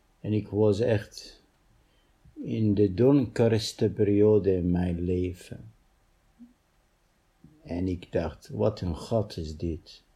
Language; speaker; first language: Dutch; non-native, fluent; Arabic